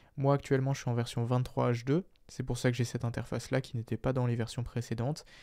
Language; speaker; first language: French; native; French